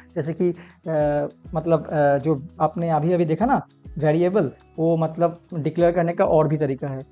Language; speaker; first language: Hindi; non-native, local second language; Bangla